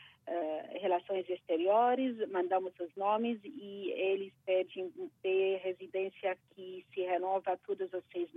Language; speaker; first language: Portuguese; non-native, fluent; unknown